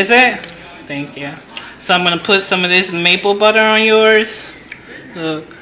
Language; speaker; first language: English; native; English